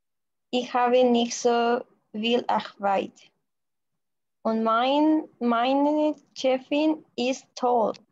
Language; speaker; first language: German; non-native, learner; Spanish